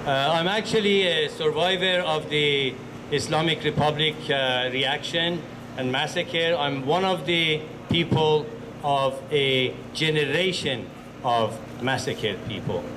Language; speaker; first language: English; non-native, fluent; Persian